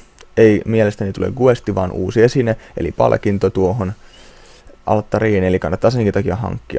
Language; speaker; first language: Finnish; native; Finnish